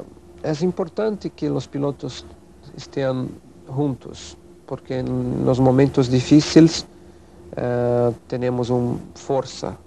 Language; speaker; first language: Spanish; non-native, fluent; Portuguese